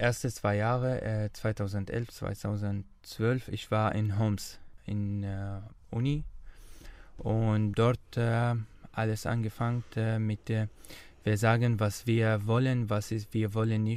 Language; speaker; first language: German; non-native, learner; Arabic